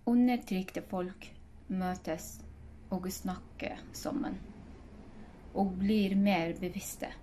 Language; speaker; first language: Norwegian; non-native, fluent; Hazaragi